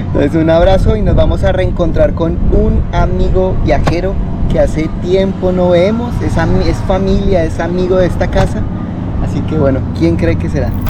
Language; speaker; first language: Spanish; native; Spanish